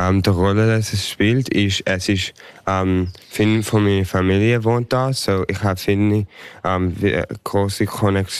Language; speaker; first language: German; early bilingual, heritage; English